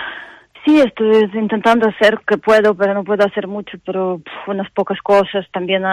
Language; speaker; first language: Spanish; non-native, fluent; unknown